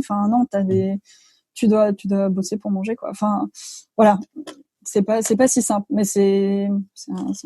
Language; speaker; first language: French; native; French